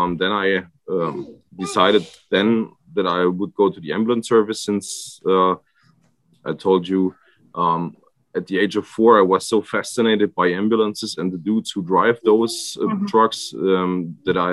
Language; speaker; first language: English; non-native, fluent; German